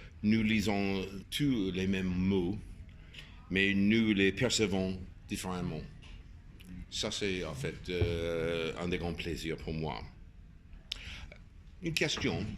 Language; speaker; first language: French; non-native, fluent; English